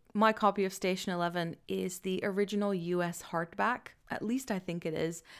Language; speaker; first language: English; non-native, fluent; Dutch